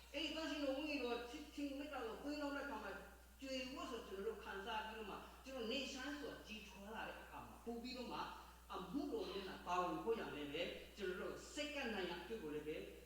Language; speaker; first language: Burmese; non-native, local second language; Hakha Chin